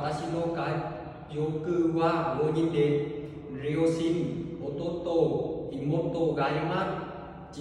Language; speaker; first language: Japanese; non-native, learner; Vietnamese